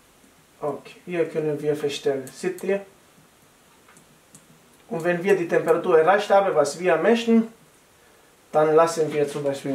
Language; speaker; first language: German; non-native, fluent; Italian